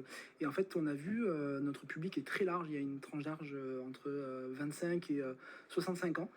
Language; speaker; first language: French; native; French